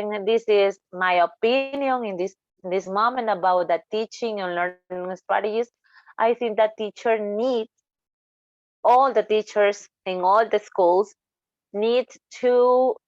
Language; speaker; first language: English; non-native, learner; Spanish